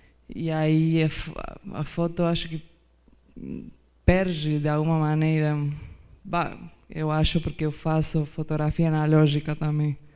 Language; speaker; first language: Portuguese; non-native, fluent; Spanish